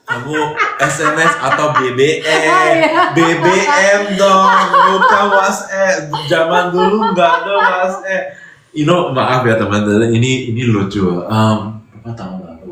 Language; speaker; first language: Indonesian; non-native, fluent; English